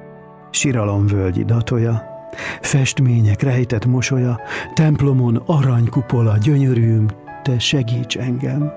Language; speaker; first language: Hungarian; native; Hungarian